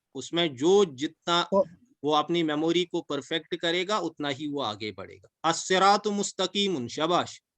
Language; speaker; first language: Urdu; non-native, local second language; Kashmiri